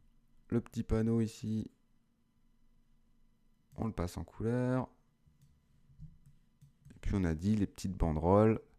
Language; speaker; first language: French; native; French